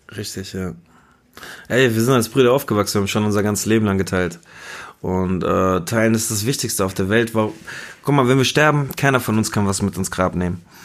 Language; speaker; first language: German; early bilingual, other home language; Spanish